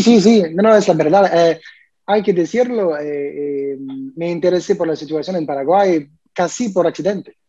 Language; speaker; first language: Spanish; non-native, learner; French